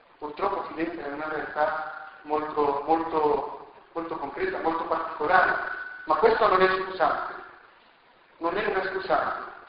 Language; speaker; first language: Italian; non-native, fluent; Spanish